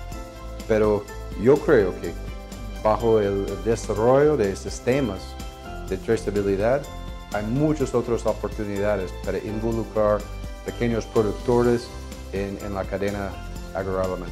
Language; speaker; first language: Spanish; non-native, fluent; English